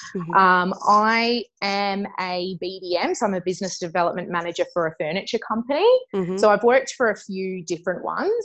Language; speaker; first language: English; native; English